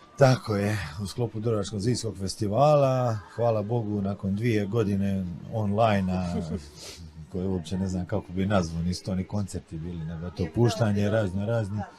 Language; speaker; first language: Croatian; native; Croatian